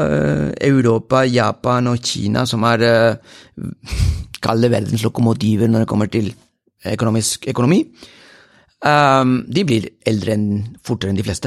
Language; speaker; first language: Swedish; non-native, fluent; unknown